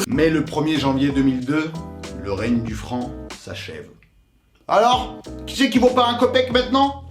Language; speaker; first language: French; early bilingual, other home language; Russian